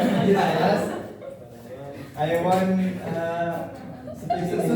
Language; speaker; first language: English; non-native, learner; Indonesian